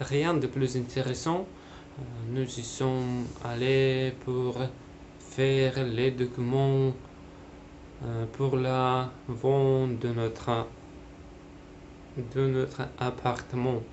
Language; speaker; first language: French; non-native, learner; Russian